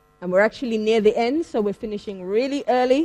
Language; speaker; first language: English; native; English